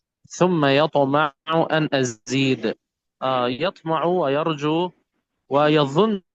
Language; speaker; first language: Arabic; native; Arabic